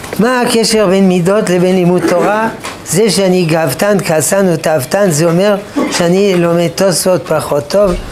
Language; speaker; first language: Hebrew; non-native, fluent; French